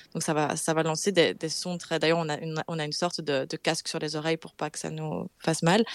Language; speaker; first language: French; native; French